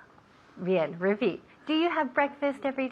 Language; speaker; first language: English; non-native, fluent; Spanish